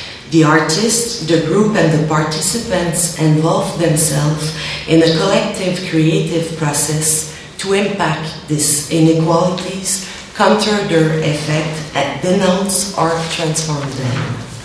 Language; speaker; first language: English; non-native, learner; French